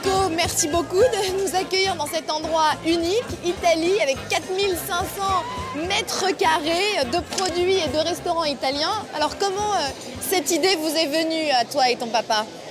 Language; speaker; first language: French; native; French